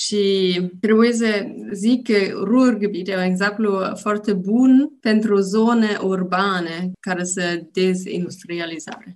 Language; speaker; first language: Romanian; non-native, learner; German